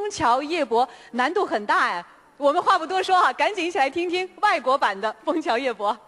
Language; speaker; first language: Chinese; native; Chinese